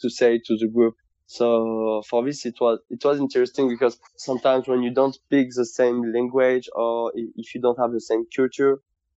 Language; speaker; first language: English; non-native, fluent; French